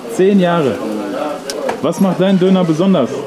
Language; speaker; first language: German; native; German